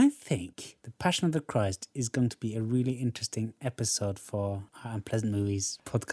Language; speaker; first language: English; non-native, fluent; Norwegian